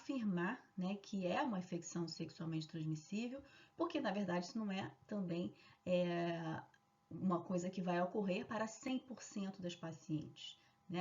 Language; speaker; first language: Portuguese; native; Portuguese